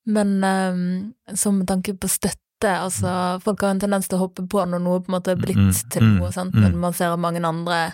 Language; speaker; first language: Norwegian; native; Norwegian